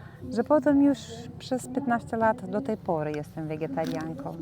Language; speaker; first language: Polish; non-native, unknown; Romanian